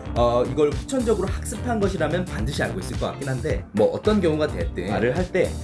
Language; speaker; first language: Korean; native; Korean